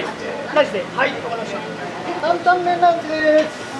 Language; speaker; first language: Japanese; native; Japanese